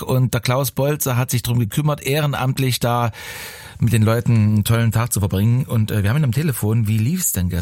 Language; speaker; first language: German; native; German